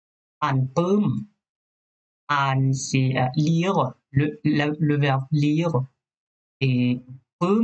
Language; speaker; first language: French; non-native, fluent; Thai